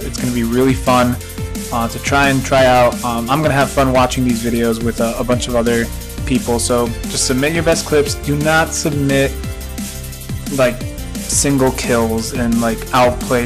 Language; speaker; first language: English; early bilingual, other home language; Spanish